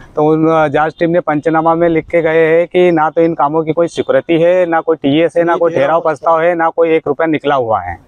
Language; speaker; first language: Hindi; native; Hindi